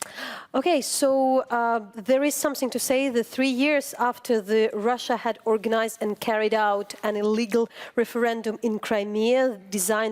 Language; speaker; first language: English; non-native, fluent; Ukrainian